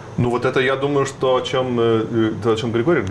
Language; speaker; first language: Russian; native; Russian